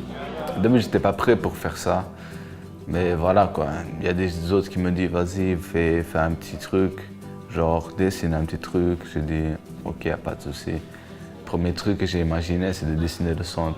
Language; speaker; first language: French; non-native, local second language; Rundi